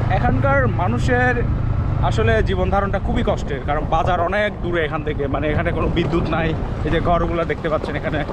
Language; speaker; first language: Bangla; native; Bangla